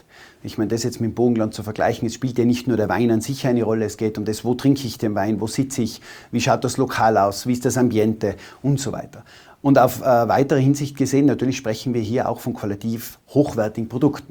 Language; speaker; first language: German; native; German